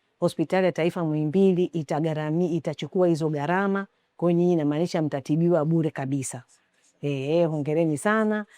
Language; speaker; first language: Swahili; native; Swahili